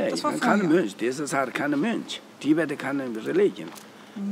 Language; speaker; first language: German; non-native, learner; Tibetan